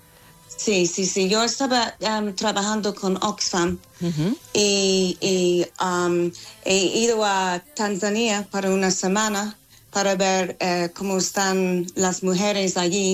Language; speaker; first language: Spanish; non-native, learner; English